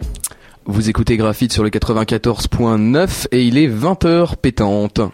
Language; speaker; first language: French; native; French